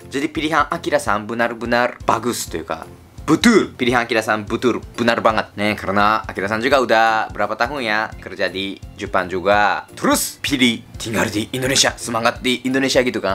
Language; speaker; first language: Indonesian; non-native, fluent; Japanese